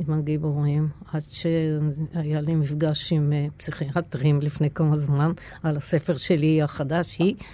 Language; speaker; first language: Hebrew; native; Hebrew